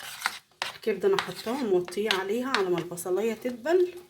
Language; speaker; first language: Arabic; native; Arabic